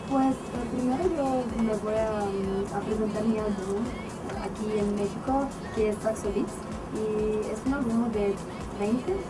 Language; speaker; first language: Spanish; non-native, learner; Romanian